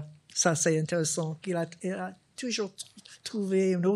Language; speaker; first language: French; non-native, fluent; English